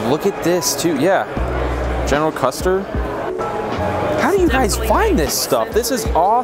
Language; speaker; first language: English; native; English